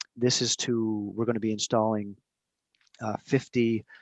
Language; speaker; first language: English; native; English